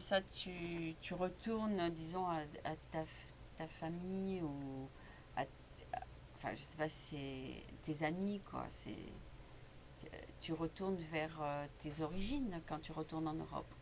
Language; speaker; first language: French; native; French